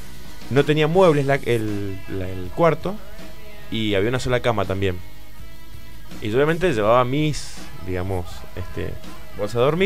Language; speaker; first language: Spanish; native; Spanish